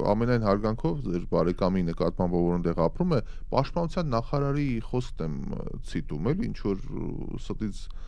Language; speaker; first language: Armenian; native; Armenian